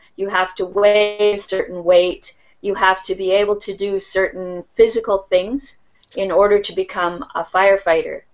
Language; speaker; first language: English; native; English